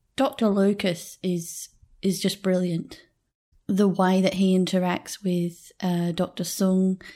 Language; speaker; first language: English; native; English